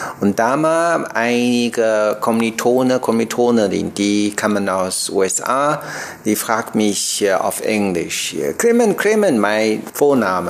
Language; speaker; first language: German; non-native, learner; Chinese